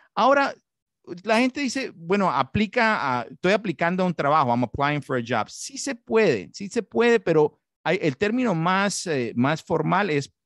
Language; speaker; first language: English; non-native, fluent; Spanish